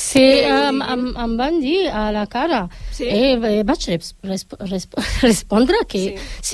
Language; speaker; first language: Catalan; non-native, learner; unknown